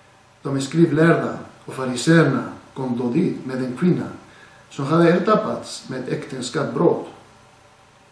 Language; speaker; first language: Swedish; non-native, fluent; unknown